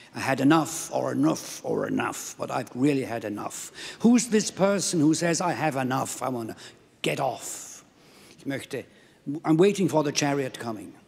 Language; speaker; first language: English; non-native, fluent; Swiss German